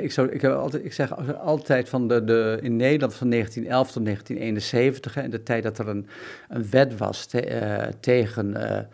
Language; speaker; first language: Dutch; native; Dutch